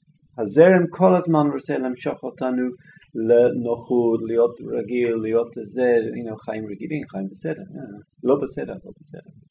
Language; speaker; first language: Hebrew; non-native, fluent; English